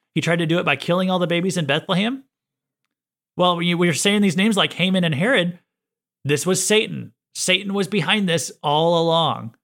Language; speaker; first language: English; native; English